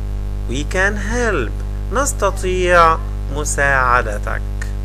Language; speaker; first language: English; non-native, fluent; Arabic